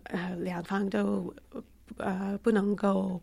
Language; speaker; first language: Chinese; non-native, fluent; English